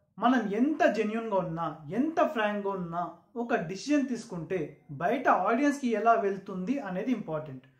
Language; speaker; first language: Telugu; non-native, local second language; Urdu